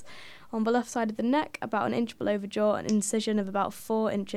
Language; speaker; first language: English; native; English